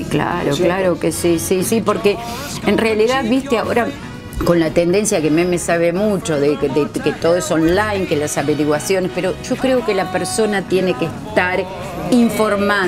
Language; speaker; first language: Spanish; native; Spanish